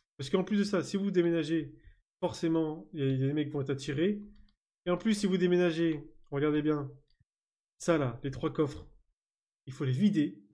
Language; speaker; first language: French; native; French